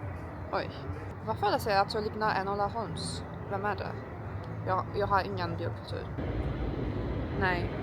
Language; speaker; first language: Swedish; non-native, learner; Turkish